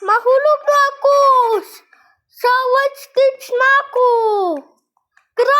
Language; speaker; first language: Filipino; non-native, learner; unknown